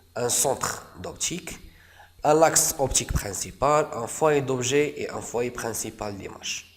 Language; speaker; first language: French; non-native, local second language; Arabic